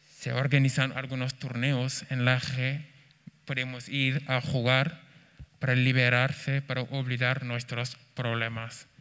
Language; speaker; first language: Spanish; non-native, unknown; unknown